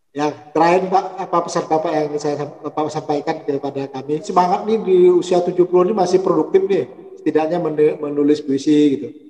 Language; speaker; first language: Indonesian; native; Indonesian